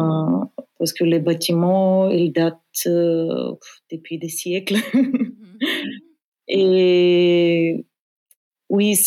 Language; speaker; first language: French; non-native, fluent; Bulgarian